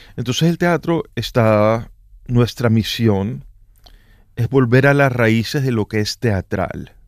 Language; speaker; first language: Spanish; native; Spanish